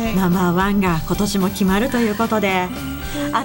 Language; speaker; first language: Japanese; native; Japanese